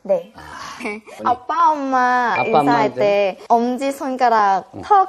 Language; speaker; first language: Korean; non-native, learner; Thai